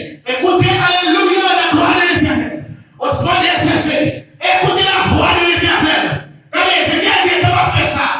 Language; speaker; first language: French; non-native, local second language; Haitian Creole